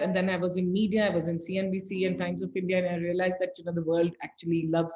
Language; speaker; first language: English; non-native, local second language; Hindi